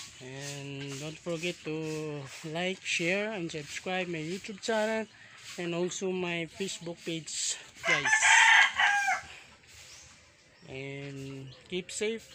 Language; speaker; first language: English; non-native, learner; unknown